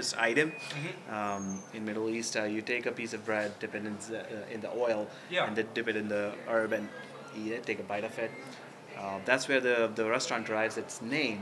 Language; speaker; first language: English; non-native, local second language; Hindi